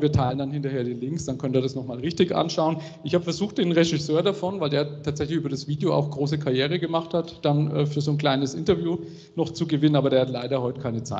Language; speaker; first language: German; native; German